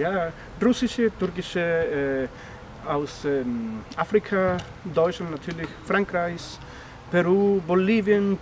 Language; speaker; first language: German; non-native, learner; Spanish